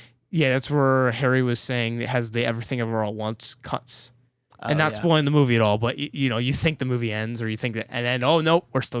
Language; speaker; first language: English; native; English